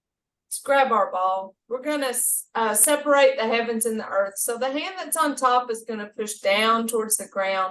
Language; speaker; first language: English; native; English